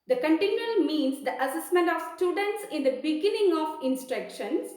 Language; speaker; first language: English; non-native, local second language; Malayalam